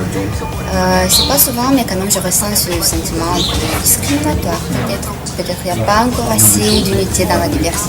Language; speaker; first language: French; non-native, fluent; Romanian